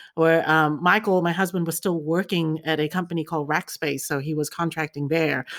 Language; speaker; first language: English; early bilingual, other home language; Chinese